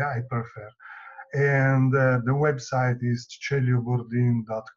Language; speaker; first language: English; non-native, learner; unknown